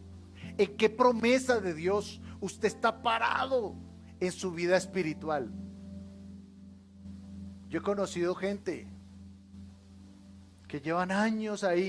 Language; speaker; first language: Spanish; native; Spanish